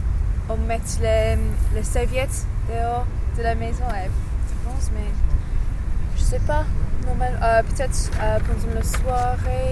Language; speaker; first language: French; non-native, learner; English